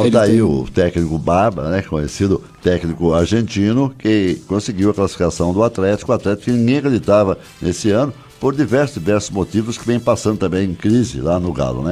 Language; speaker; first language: Portuguese; native; Portuguese